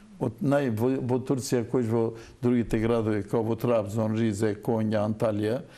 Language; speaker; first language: Macedonian; non-native, local second language; Turkish